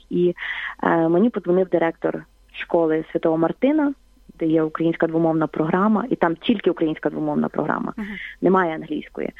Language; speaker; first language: Ukrainian; native; Ukrainian